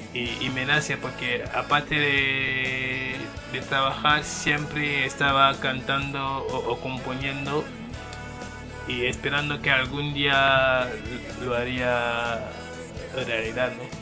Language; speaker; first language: Spanish; non-native, fluent; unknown